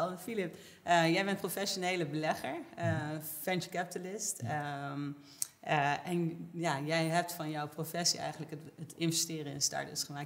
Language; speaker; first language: Dutch; native; Dutch